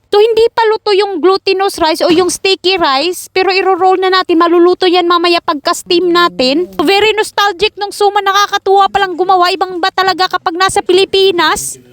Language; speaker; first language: Filipino; non-native, local second language; Cebuano